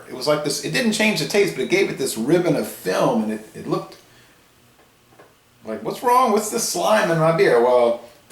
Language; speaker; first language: English; native; English